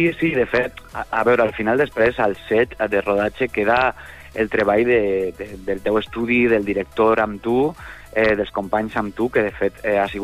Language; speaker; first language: Catalan; native; Catalan